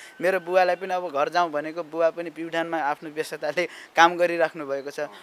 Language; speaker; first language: Nepali; non-native, local second language; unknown